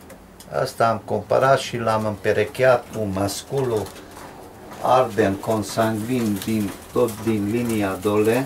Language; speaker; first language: Romanian; non-native, local second language; Hungarian